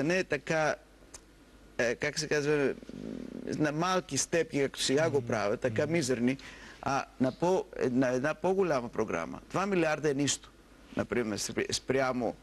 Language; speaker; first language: Bulgarian; non-native, fluent; Greek